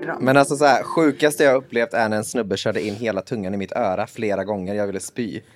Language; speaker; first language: Swedish; native; Swedish